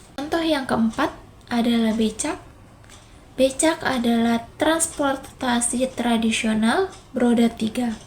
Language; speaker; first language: Indonesian; native; Indonesian